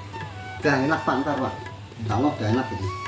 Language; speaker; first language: Indonesian; non-native, local second language; Javanese